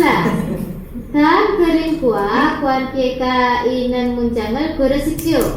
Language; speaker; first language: Korean; non-native, fluent; Indonesian